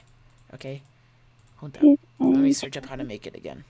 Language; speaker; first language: English; native; English